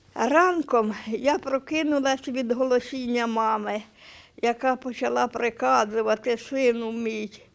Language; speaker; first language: Ukrainian; native; Ukrainian